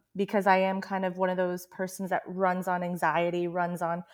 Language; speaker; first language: English; native; English